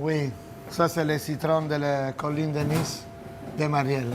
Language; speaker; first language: French; non-native, fluent; Italian